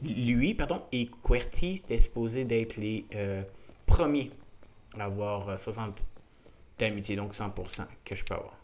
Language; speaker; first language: French; native; French